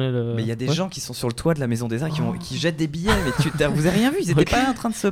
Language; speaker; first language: French; native; French